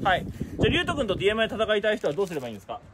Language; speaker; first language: Japanese; native; Japanese